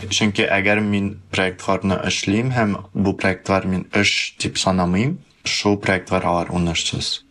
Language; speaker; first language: Tatar; early bilingual, heritage; Tatar